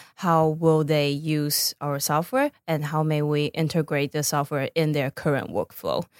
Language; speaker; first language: English; non-native, fluent; Chinese